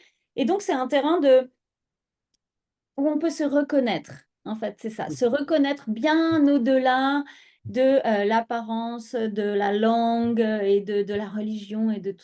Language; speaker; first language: French; native; French